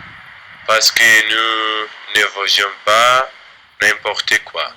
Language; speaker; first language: French; non-native, learner; Spanish